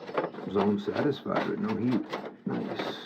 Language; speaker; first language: English; native; English